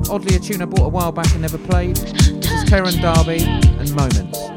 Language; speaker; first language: English; native; English